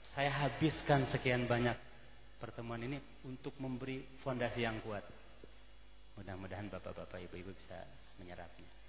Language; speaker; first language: Indonesian; non-native, local second language; Sundanese